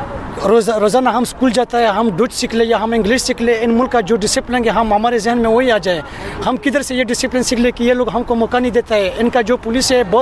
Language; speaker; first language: Hindi; non-native, fluent; Pashto